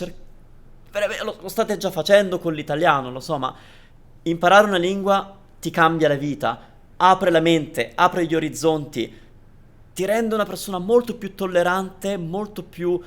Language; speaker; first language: Italian; native; Italian